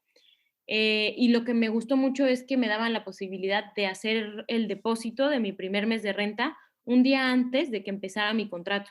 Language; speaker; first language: Spanish; native; Spanish